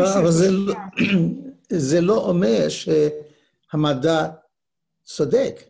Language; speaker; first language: Hebrew; non-native, learner; English